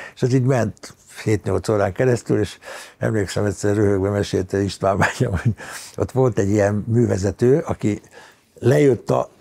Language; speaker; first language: Hungarian; native; Hungarian